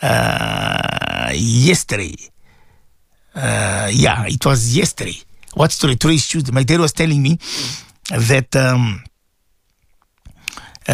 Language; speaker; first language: English; native; English